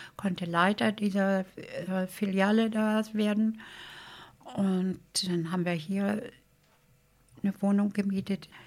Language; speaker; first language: German; native; German